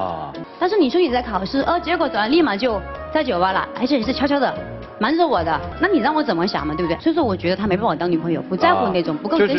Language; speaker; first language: Chinese; native; Chinese